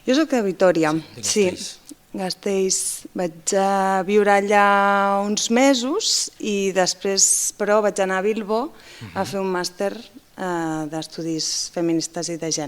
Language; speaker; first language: Catalan; non-native, fluent; Basque